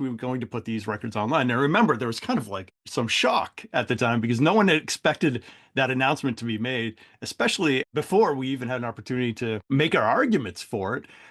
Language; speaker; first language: English; native; English